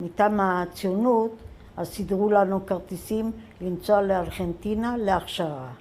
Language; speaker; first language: Hebrew; non-native, fluent; German